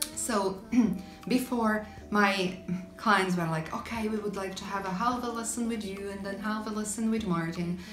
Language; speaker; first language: English; non-native, fluent; Slovak